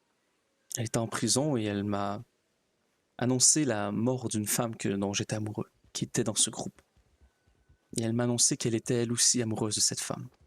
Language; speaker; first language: French; native; French